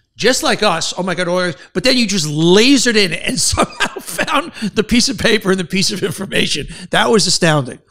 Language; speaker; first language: English; native; English